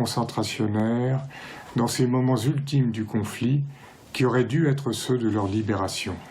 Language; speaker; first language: French; native; French